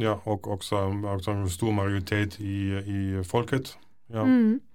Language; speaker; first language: Norwegian; non-native, fluent; German